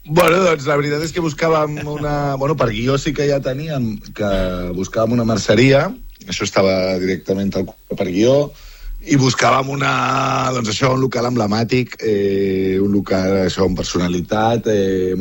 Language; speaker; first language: Catalan; native; Catalan